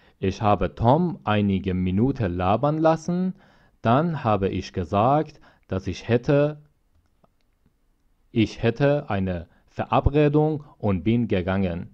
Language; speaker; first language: German; non-native, fluent; Persian